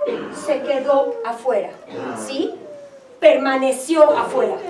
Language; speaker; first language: Spanish; non-native, fluent; English